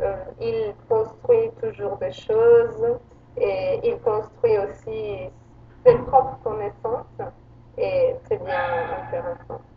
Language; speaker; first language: French; non-native, fluent; Spanish